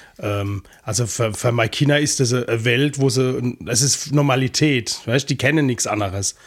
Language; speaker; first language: German; native; German